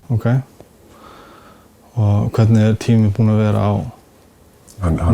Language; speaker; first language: Icelandic; native; Icelandic